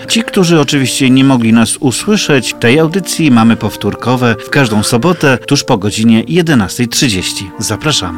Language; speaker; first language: Polish; native; Polish